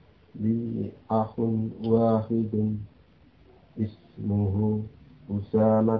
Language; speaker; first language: Arabic; non-native, learner; Indonesian